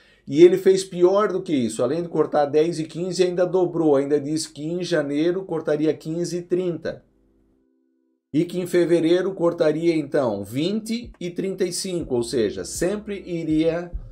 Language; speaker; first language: Portuguese; native; Portuguese